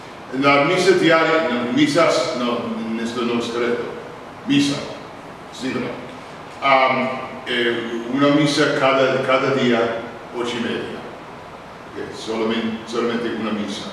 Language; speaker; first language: Spanish; non-native, learner; English